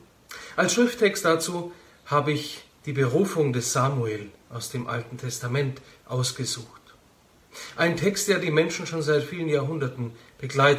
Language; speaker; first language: German; native; German